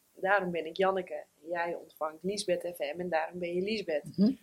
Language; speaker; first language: Dutch; native; Dutch